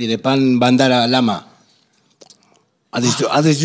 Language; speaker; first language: Indonesian; non-native, fluent; Spanish